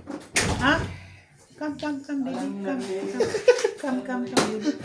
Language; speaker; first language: English; non-native, learner; Filipino